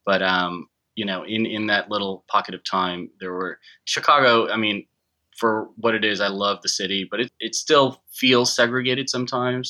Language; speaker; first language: English; early bilingual, other home language; Japanese